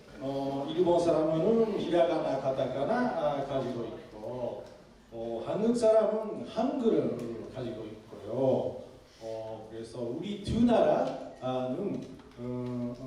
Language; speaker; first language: Korean; non-native, fluent; Japanese